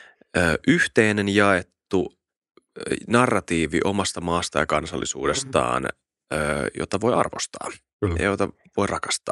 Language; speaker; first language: Finnish; native; Finnish